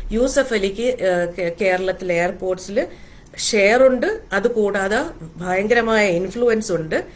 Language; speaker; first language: Malayalam; early bilingual, heritage; Malayalam